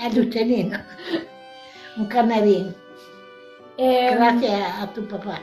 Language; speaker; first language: Italian; non-native, local second language; Venetian